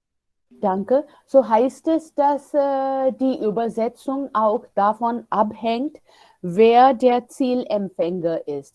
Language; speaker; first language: German; non-native, fluent; Hindi